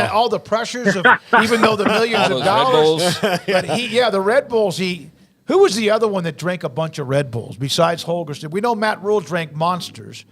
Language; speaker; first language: English; native; English